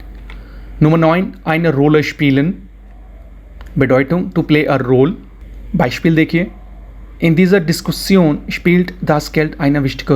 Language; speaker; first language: German; non-native, fluent; Hindi